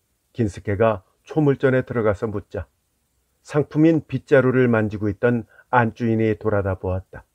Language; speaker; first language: Korean; native; Korean